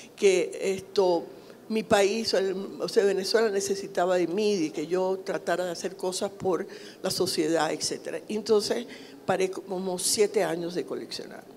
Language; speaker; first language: Spanish; native; Spanish